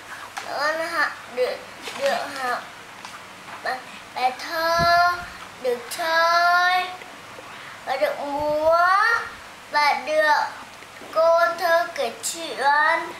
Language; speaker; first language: Vietnamese; native; Vietnamese